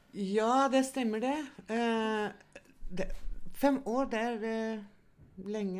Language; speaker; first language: Norwegian; non-native, fluent; Albanian